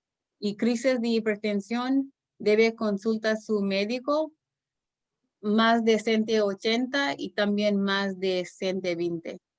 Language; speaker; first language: Spanish; non-native, learner; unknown